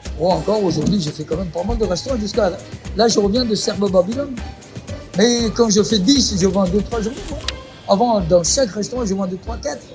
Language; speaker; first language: French; non-native, fluent; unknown